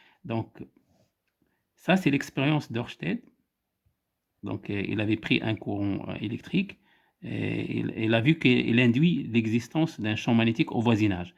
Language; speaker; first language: French; non-native, local second language; Arabic